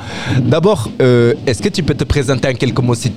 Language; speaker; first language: French; native; French